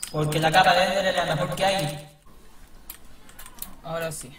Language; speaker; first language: Spanish; native; Spanish